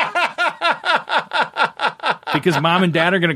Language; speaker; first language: English; native; English